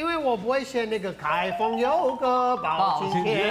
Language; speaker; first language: Chinese; non-native, fluent; English